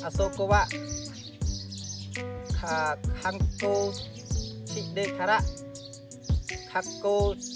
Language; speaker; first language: Japanese; non-native, learner; Khmer